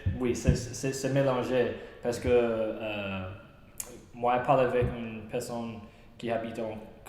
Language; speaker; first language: French; non-native, learner; English